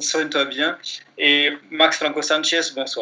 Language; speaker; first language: French; native; French